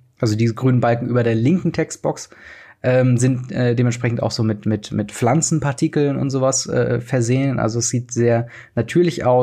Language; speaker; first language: German; native; German